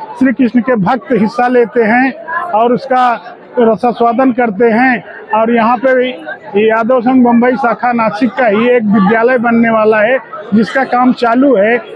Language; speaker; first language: Hindi; native; Hindi